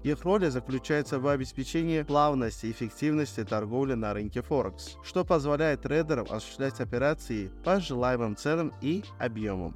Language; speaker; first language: Russian; native; Russian